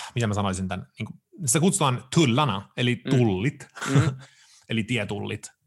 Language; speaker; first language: Finnish; early bilingual, heritage; Finnish